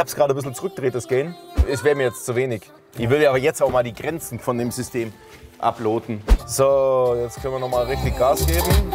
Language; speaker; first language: German; native; German